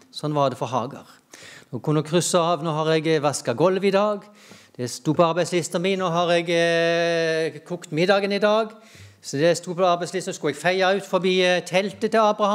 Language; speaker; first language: Norwegian; native; Norwegian